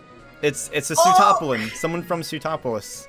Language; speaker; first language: English; native; English